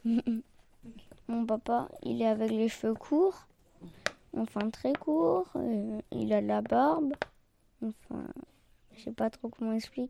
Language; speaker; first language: French; early bilingual, other home language; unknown